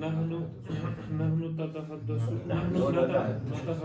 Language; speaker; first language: Arabic; non-native, learner; Urdu